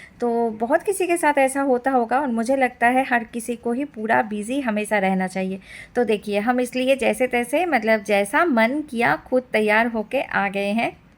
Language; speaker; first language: Hindi; non-native, local second language; Bangla